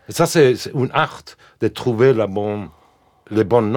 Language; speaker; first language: French; non-native, fluent; English